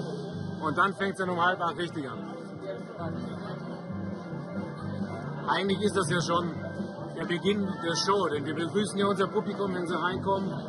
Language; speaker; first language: German; native; German